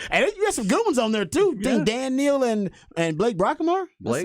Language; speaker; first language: English; native; English